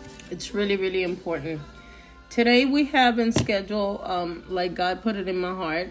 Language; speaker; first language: English; non-native, fluent; Spanish